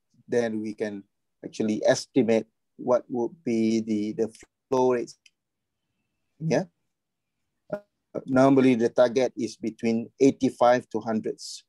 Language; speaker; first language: English; non-native, local second language; Malay